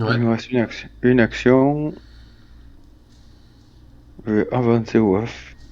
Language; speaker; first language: French; native; French